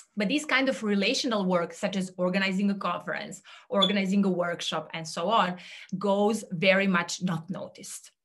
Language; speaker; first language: English; non-native, fluent; Serbian